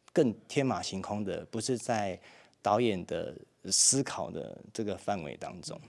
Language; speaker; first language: Chinese; native; Chinese